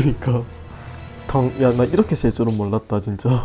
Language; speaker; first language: Korean; native; Korean